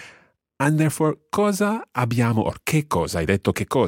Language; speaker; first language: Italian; non-native, fluent; English